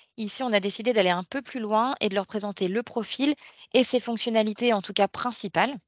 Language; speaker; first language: French; native; French